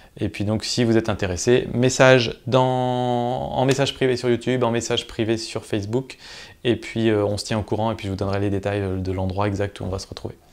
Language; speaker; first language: French; native; French